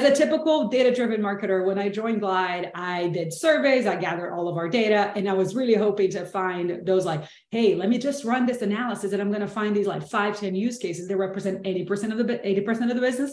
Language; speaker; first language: English; non-native, fluent; Portuguese